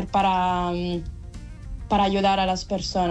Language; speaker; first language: Spanish; non-native, fluent; Italian